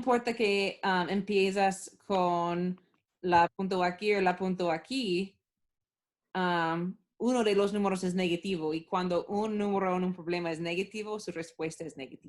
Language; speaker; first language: Spanish; non-native, learner; English